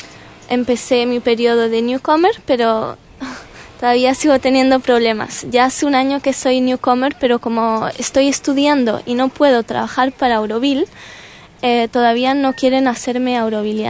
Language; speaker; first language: Spanish; early bilingual, heritage; Spanish